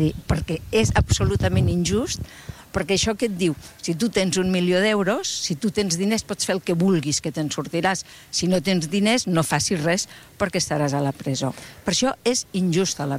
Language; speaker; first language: Catalan; native; Catalan